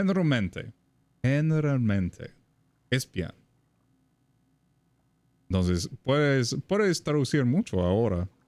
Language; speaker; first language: Spanish; non-native, fluent; English